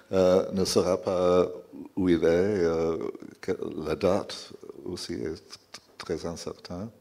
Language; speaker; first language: French; non-native, fluent; English